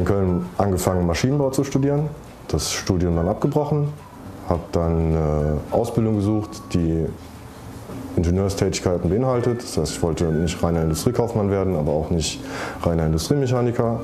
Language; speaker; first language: German; native; German